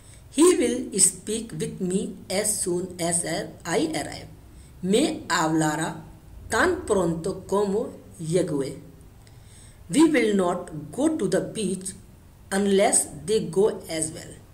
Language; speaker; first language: English; non-native, local second language; Hindi